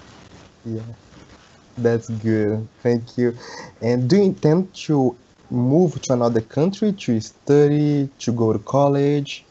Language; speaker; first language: English; non-native, learner; Portuguese